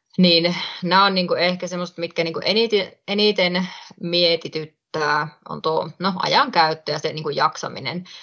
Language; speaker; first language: Finnish; native; Finnish